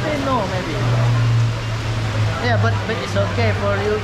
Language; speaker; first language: English; non-native, learner; Indonesian